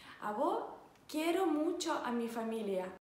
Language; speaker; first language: Spanish; non-native, fluent; Ukrainian